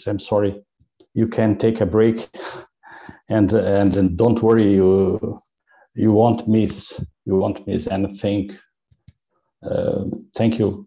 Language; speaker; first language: English; non-native, learner; Portuguese